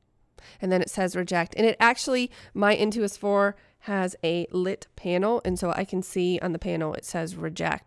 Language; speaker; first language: English; native; English